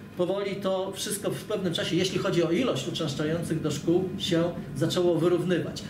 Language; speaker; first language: Polish; native; Polish